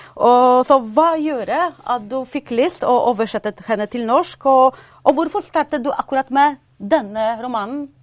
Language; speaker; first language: Norwegian; non-native, fluent; Polish